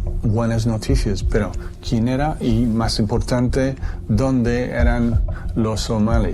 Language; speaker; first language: Spanish; non-native, fluent; English